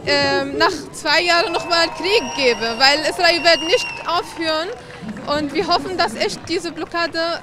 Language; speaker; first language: German; non-native, learner; Arabic